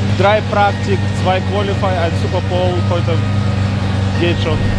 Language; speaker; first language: German; non-native, learner; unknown